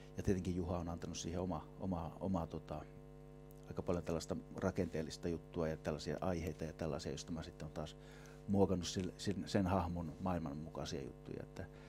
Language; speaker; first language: Finnish; native; Finnish